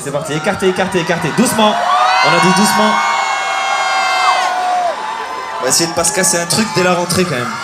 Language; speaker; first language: French; native; French